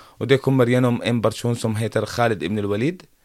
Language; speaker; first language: Norwegian; non-native, learner; Arabic